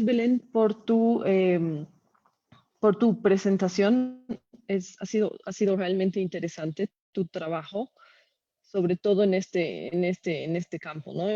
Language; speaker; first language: Spanish; native; Spanish